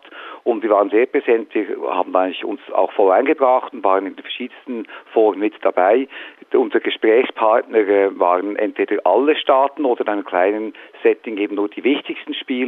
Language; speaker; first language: German; native; German